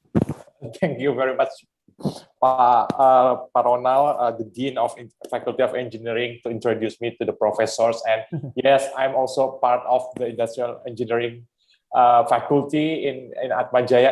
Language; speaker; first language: English; non-native, fluent; Indonesian